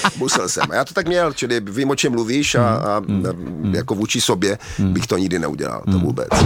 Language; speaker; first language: Czech; native; Czech